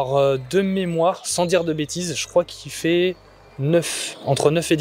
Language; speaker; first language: French; native; French